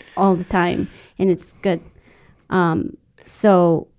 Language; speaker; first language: English; non-native, fluent; Spanish